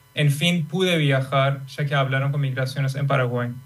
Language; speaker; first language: Spanish; non-native, fluent; Persian